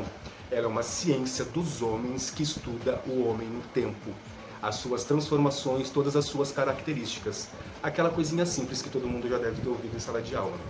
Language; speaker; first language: Portuguese; native; Portuguese